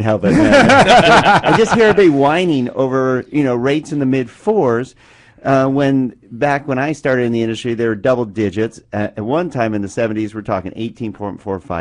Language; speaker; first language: English; native; English